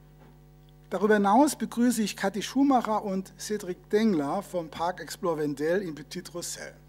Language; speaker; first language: German; native; German